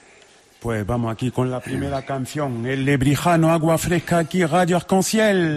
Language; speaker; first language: Spanish; native; Spanish